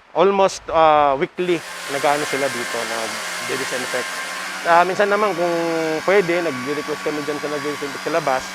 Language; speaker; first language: Filipino; non-native, local second language; Bikol